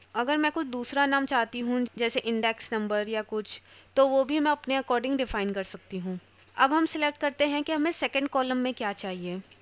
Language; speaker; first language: Hindi; native; Hindi